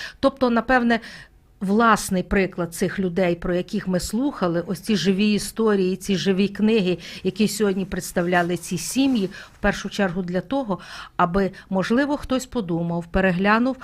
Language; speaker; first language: Ukrainian; native; Ukrainian